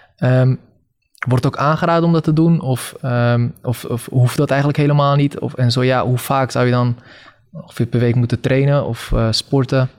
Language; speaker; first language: Dutch; early bilingual, other home language; Turkish